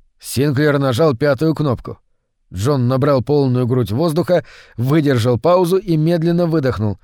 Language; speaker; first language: Russian; native; Russian